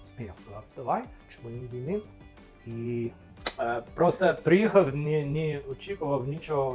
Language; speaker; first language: Ukrainian; non-native, fluent; English